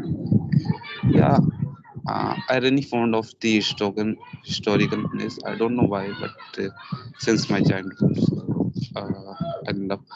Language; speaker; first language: English; non-native, learner; Hindi